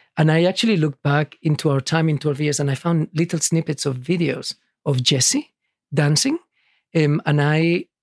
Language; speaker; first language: English; early bilingual, other home language; Catalan